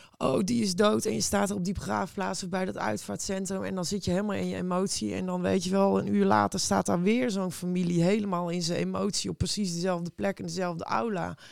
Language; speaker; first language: Dutch; native; Dutch